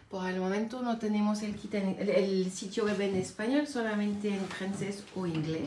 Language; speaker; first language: Spanish; non-native, learner; French